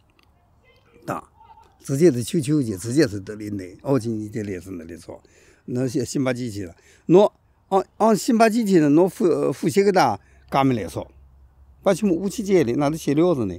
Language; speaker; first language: Russian; non-native, learner; Chinese